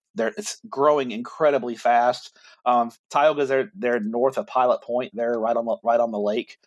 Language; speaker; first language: English; native; English